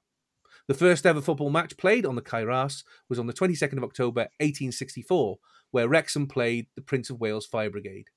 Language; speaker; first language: English; native; English